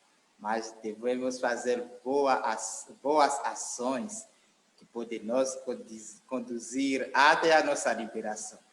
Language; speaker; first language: Portuguese; non-native, fluent; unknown